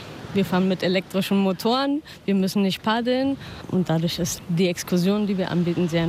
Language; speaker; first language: German; native; German